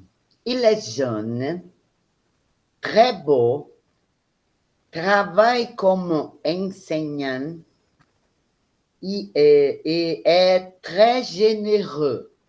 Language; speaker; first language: French; non-native, learner; Portuguese